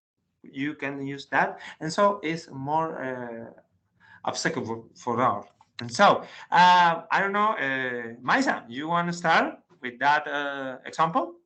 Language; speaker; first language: English; non-native, learner; Spanish